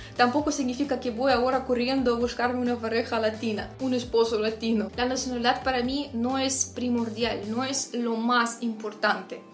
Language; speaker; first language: Spanish; non-native, fluent; Russian